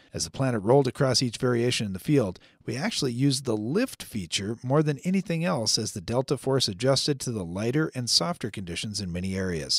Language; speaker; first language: English; native; English